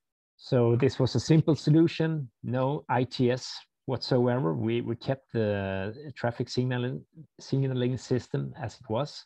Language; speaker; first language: English; non-native, fluent; Swedish